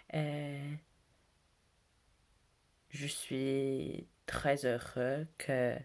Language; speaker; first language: French; non-native, learner; English